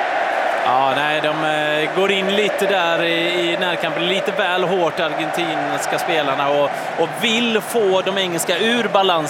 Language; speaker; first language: Swedish; native; Swedish